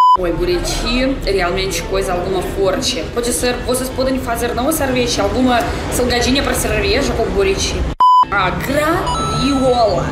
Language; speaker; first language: Portuguese; non-native, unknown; Russian